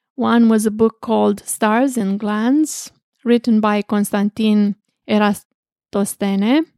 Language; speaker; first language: English; non-native, fluent; Romanian